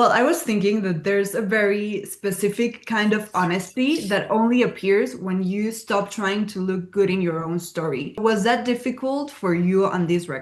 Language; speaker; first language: English; non-native, fluent; Spanish